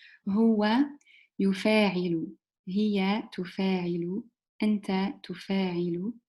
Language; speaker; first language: Arabic; non-native, learner; English